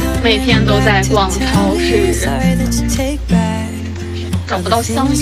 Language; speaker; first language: Chinese; native; Chinese